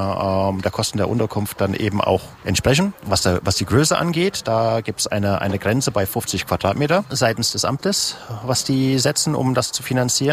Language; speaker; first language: German; native; German